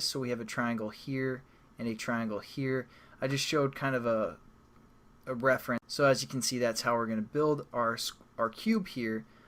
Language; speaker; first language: English; native; English